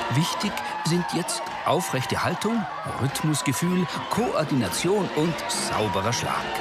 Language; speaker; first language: German; native; German